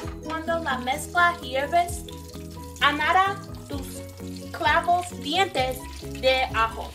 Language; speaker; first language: Spanish; non-native, learner; English